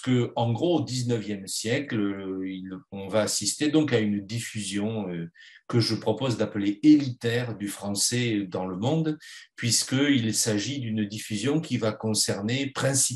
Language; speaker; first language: French; native; French